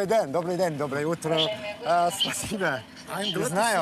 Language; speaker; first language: Russian; non-native, learner; English